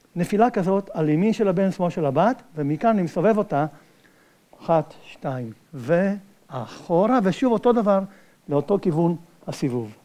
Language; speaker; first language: Hebrew; native; Hebrew